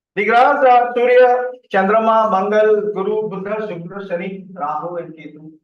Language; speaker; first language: English; non-native, local second language; Hindi